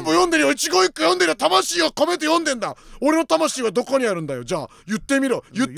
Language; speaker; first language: Japanese; native; Japanese